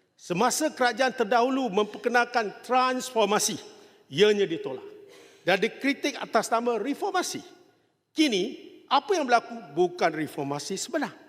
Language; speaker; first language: Malay; non-native, local second language; Chinese